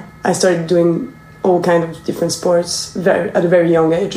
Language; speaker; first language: English; non-native, fluent; French